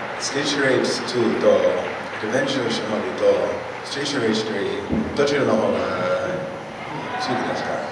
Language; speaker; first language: Japanese; non-native, learner; English